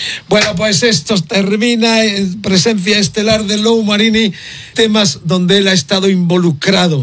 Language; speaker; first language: Spanish; native; Spanish